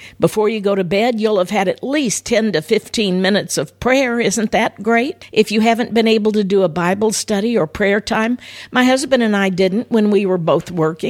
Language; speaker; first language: English; native; English